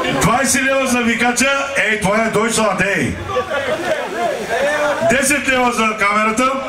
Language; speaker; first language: Bulgarian; non-native, local second language; Turkish